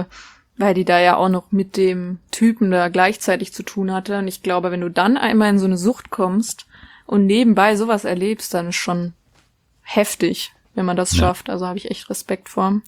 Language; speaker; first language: German; native; German